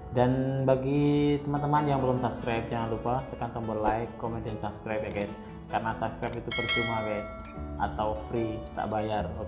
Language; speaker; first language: Indonesian; native; Indonesian